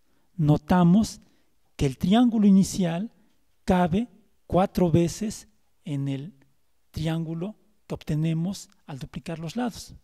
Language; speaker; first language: Spanish; native; Spanish